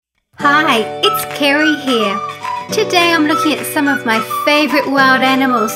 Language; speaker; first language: English; native; English